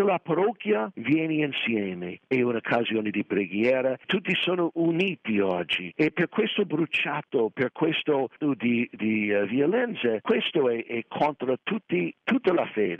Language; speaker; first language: Italian; non-native, fluent; English